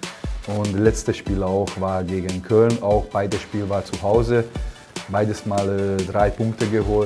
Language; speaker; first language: German; non-native, learner; Hungarian